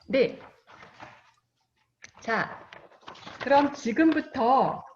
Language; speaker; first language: Korean; native; Korean